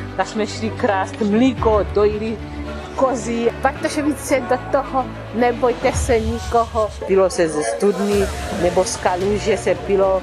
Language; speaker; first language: Czech; early bilingual, other home language; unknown